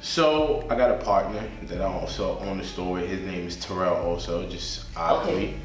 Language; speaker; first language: English; native; English